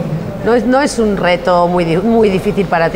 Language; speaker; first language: Spanish; native; Spanish